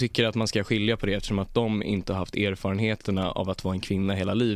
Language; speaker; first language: Swedish; native; Swedish